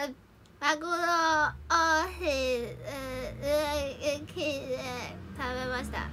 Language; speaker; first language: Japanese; non-native, learner; Chinese